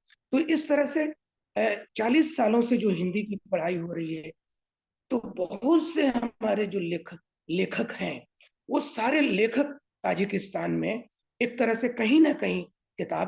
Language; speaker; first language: Hindi; native; Hindi